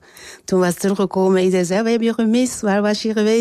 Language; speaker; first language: Dutch; non-native, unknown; French